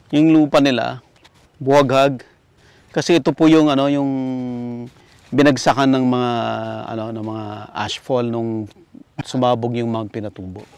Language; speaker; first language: Filipino; native; Filipino